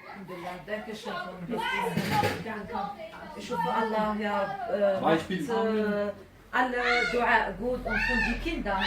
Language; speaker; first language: German; non-native, learner; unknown